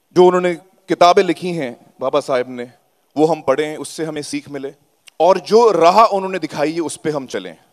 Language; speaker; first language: Hindi; native; Hindi